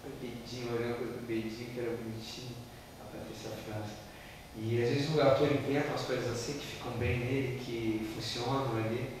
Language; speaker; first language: Portuguese; native; Portuguese